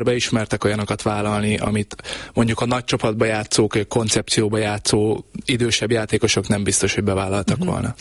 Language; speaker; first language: Hungarian; native; Hungarian